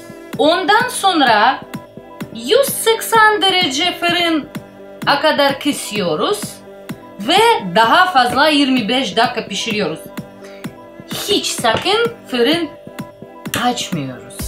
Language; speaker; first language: Turkish; non-native, learner; Russian